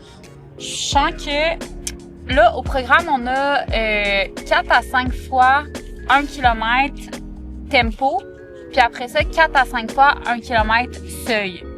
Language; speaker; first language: French; native; French